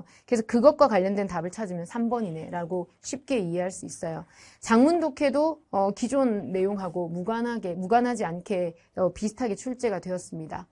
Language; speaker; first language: Korean; native; Korean